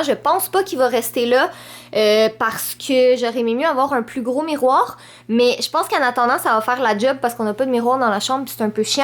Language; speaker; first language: French; native; French